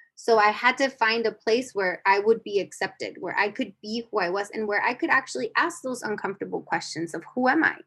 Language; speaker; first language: English; native; English